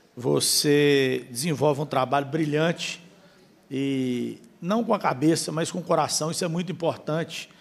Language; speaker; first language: Portuguese; native; Portuguese